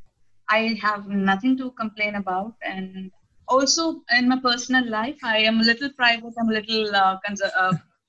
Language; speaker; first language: English; non-native, local second language; Telugu